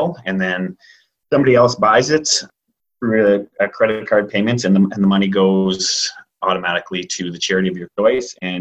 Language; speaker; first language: English; native; English